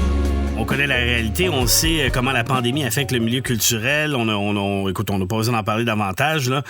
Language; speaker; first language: French; native; French